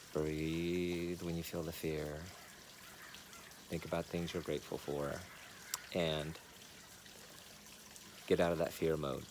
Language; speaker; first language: English; native; English